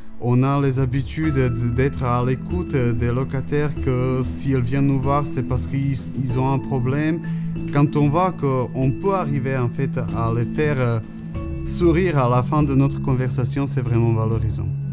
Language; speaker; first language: French; non-native, fluent; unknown